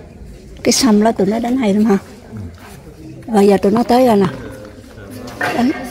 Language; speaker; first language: Vietnamese; native; Vietnamese